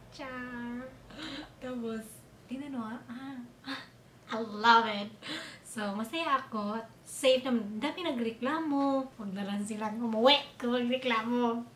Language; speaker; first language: Filipino; non-native, local second language; Cebuano